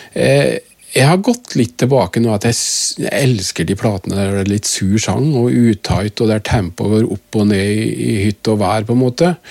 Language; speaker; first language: Norwegian; native; Norwegian